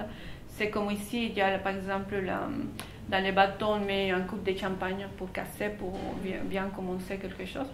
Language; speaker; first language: French; non-native, fluent; Spanish